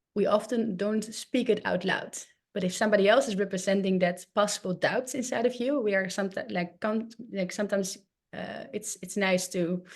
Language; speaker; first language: English; non-native, fluent; Dutch